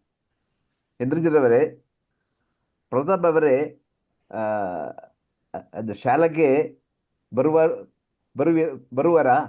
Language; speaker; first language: Kannada; non-native, learner; Hindi